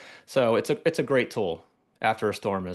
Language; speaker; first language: English; native; English